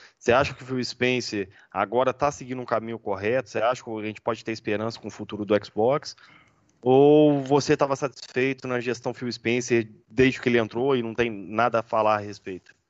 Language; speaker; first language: Portuguese; native; Portuguese